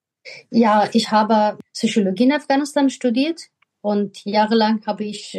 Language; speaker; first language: German; non-native, fluent; Persian